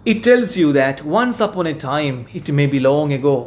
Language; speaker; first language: English; non-native, local second language; Malayalam